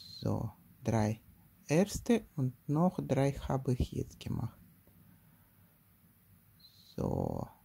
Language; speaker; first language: German; non-native, learner; Russian